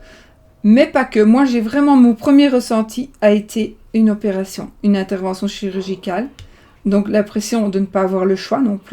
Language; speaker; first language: French; native; French